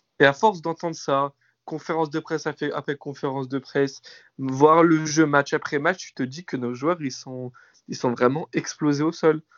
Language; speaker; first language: French; native; French